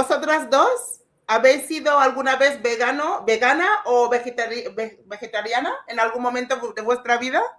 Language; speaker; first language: Spanish; non-native, fluent; English